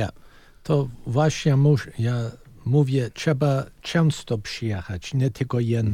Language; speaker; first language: Polish; early bilingual, heritage; Polish